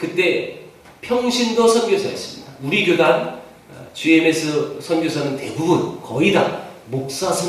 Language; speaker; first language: Korean; native; Korean